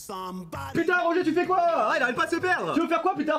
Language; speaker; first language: French; native; French